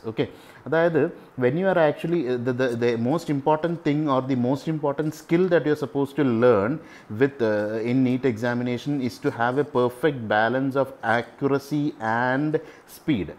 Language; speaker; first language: English; non-native, local second language; Malayalam